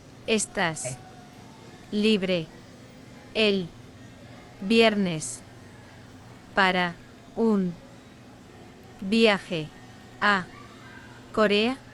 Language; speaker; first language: Spanish; non-native, learner; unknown